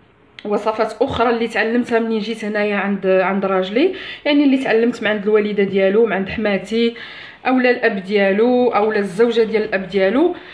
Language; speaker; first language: Arabic; native; Arabic